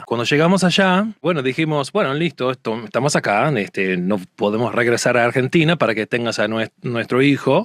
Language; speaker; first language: Spanish; non-native, fluent; English